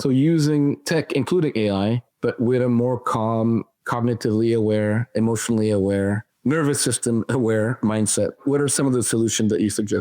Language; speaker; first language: English; non-native, fluent; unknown